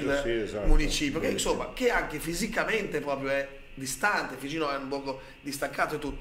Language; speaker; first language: Italian; native; Italian